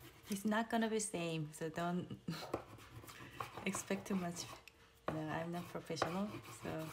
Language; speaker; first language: English; non-native, fluent; Korean